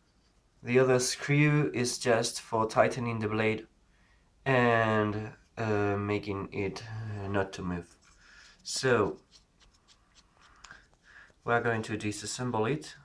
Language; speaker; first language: English; non-native, learner; Spanish